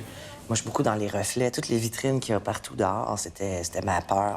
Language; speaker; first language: French; native; French